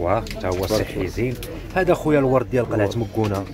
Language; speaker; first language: Arabic; native; Arabic